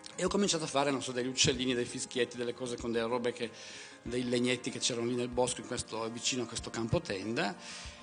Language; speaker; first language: Italian; native; Italian